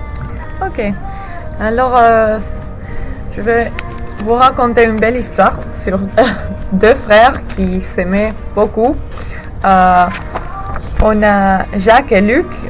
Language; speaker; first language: French; non-native, learner; English